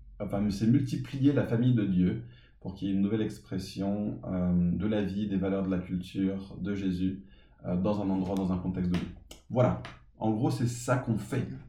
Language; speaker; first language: French; early bilingual, other home language; English